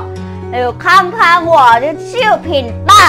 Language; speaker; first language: Chinese; non-native, learner; Thai